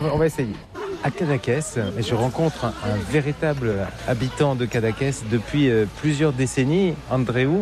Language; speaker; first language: French; native; French